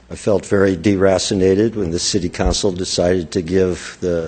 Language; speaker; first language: English; native; English